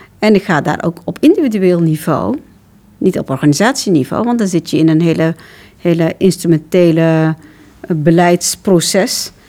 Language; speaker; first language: Dutch; early bilingual, other home language; Turkish